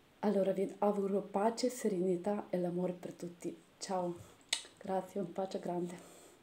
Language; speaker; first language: Italian; non-native, fluent; Ukrainian